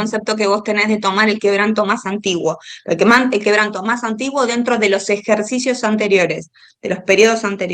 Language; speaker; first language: Spanish; native; Spanish